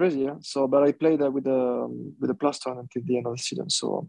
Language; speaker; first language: English; non-native, fluent; French